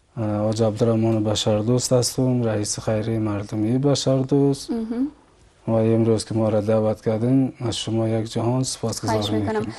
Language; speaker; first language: Persian; native; Persian